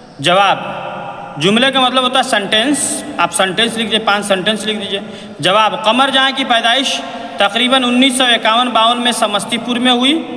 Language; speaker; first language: Urdu; native; Urdu